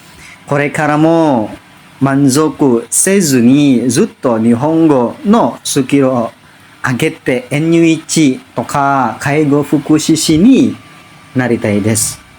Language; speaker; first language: Japanese; non-native, learner; Indonesian